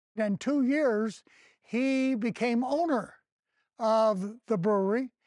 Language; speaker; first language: English; native; English